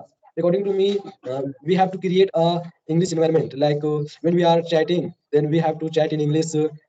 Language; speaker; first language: English; non-native, learner; Hindi